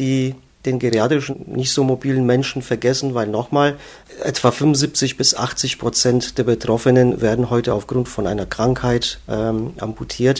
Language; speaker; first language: German; native; German